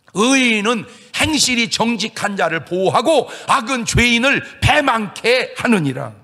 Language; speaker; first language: Korean; native; Korean